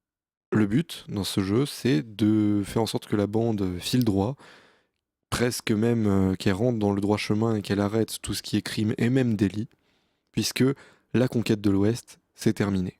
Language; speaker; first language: French; native; French